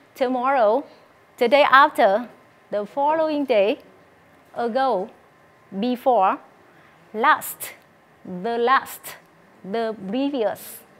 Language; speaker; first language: English; non-native, fluent; Vietnamese